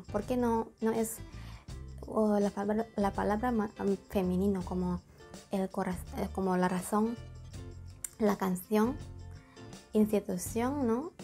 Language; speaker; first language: Spanish; non-native, learner; Indonesian